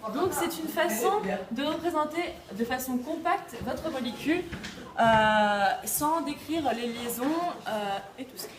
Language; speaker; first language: French; native; French